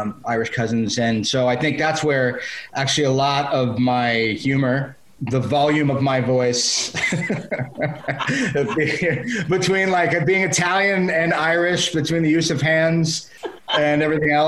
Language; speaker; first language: English; native; English